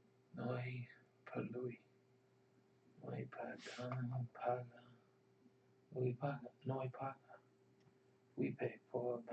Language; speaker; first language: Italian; non-native, learner; English